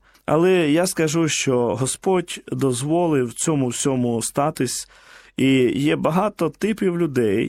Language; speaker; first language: Ukrainian; native; Ukrainian